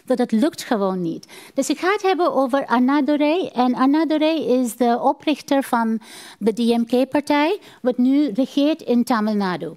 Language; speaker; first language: Dutch; non-native, fluent; Tamil